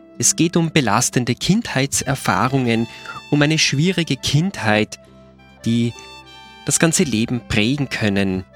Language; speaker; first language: German; native; German